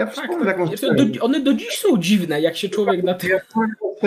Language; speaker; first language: Polish; native; Polish